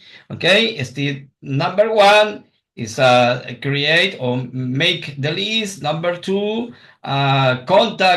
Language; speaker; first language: English; non-native, learner; Spanish